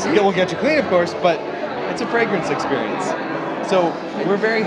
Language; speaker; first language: English; native; English